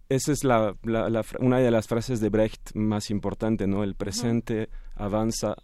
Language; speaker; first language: Spanish; non-native, fluent; French